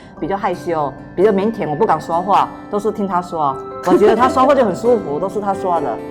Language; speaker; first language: Chinese; non-native, local second language; Min Nan Chinese